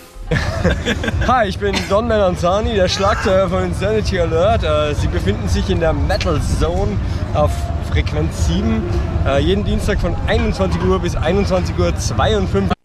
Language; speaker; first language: German; native; German